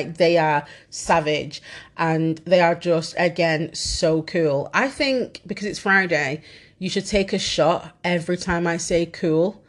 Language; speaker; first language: English; native; English